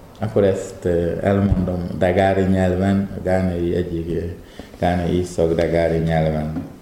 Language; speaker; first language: Hungarian; non-native, fluent; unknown